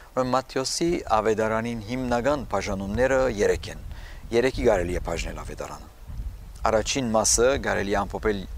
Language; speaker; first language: Armenian; early bilingual, heritage; Armenian